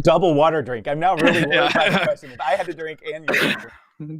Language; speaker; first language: English; native; English